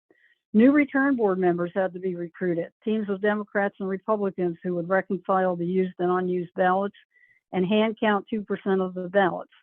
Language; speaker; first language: English; native; English